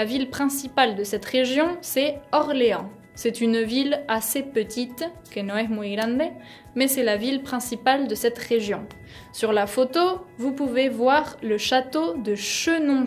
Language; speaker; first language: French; non-native, fluent; Spanish